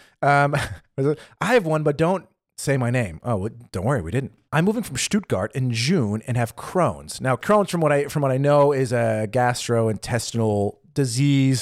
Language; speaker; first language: English; native; English